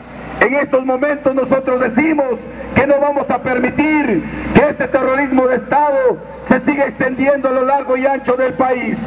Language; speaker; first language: Spanish; native; Spanish